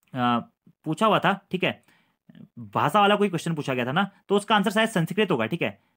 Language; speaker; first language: Hindi; native; Hindi